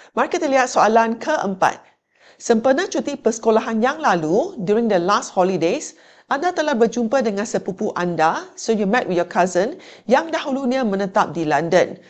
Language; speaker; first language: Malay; non-native, local second language; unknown